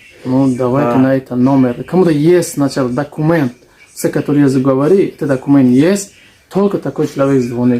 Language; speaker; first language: Russian; non-native, learner; Tajik